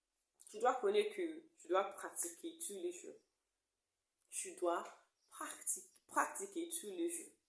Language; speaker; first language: French; non-native, learner; English